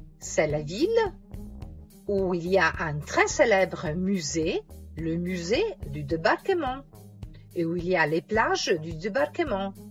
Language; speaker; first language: French; non-native, fluent; Italian